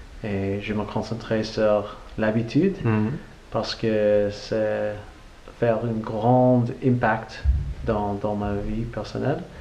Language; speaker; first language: French; non-native, learner; English